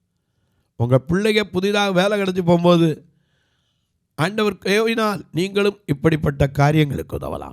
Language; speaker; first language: Tamil; native; Tamil